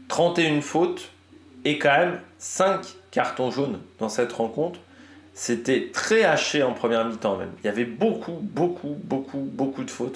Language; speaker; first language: French; native; French